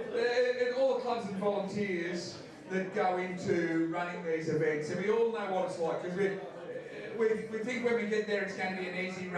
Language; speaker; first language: English; native; English